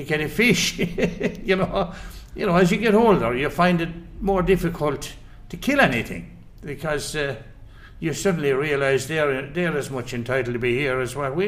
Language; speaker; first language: English; native; English